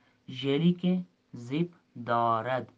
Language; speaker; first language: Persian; non-native, fluent; Urdu